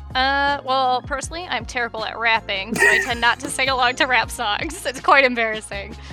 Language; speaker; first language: English; native; English